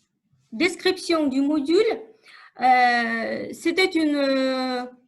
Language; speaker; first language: French; non-native, fluent; Russian